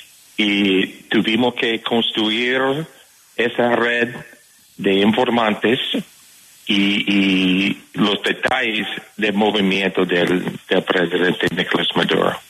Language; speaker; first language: Spanish; non-native, fluent; English